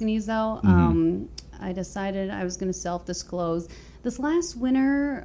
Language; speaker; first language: English; native; English